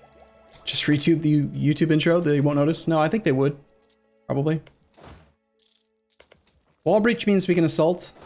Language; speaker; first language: English; native; English